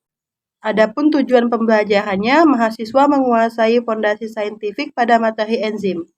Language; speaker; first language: Indonesian; native; Indonesian